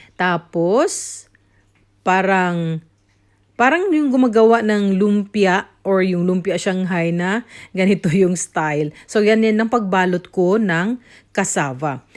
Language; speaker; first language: Filipino; non-native, local second language; Cebuano